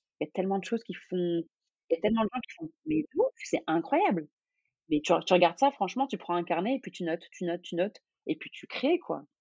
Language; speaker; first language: French; non-native, local second language; Arabic